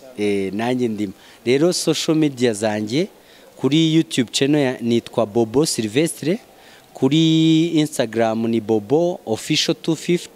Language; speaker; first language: Kinyarwanda; native; Kinyarwanda